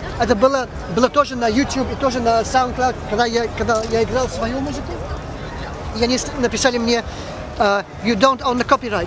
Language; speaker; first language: Russian; early bilingual, heritage; Russian